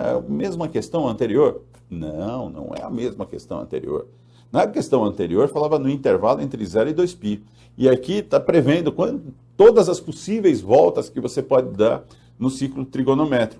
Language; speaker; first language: Portuguese; native; Portuguese